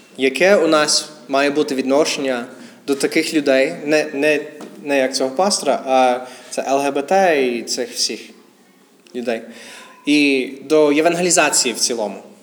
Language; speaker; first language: Ukrainian; non-native, fluent; English